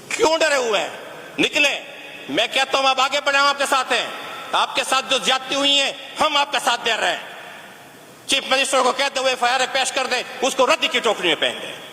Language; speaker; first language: Urdu; non-native, local second language; Pashto